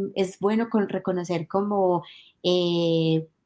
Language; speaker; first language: Spanish; native; Spanish